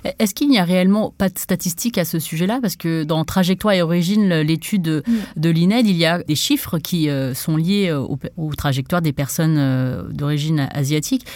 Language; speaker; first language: French; native; French